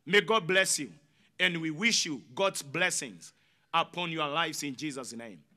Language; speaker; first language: English; non-native, local second language; Kikuyu